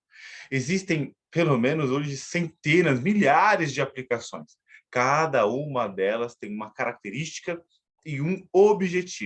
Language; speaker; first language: Portuguese; native; Portuguese